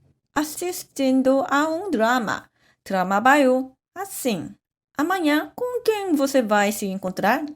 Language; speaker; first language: Portuguese; non-native, fluent; Korean